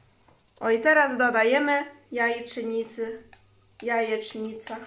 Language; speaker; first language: Polish; non-native, learner; Chinese